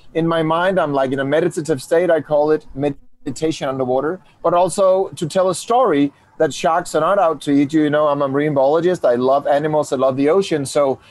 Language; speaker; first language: English; non-native, fluent; Danish